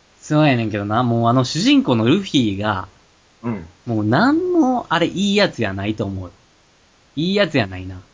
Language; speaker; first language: Japanese; native; Japanese